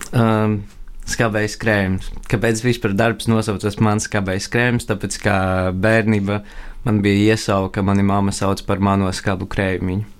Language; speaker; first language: Latvian; non-native, local second language; Russian